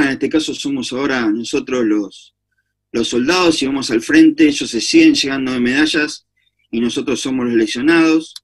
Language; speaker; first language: Spanish; native; Spanish